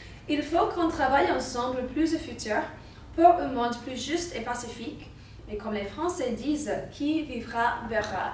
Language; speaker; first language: French; non-native, fluent; English